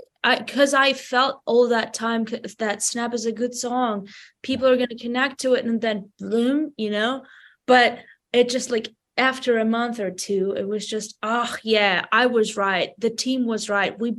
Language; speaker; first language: English; non-native, fluent; Armenian